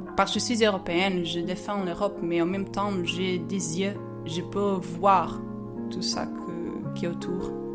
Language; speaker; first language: French; non-native, fluent; Portuguese